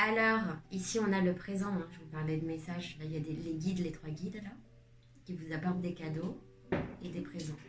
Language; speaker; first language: French; native; French